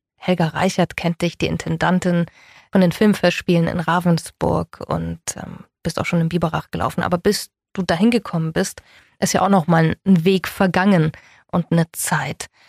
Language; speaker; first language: German; native; German